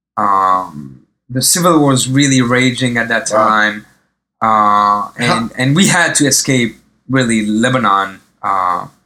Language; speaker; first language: English; early bilingual, other home language; Arabic